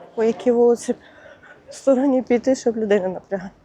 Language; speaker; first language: Ukrainian; non-native, local second language; Russian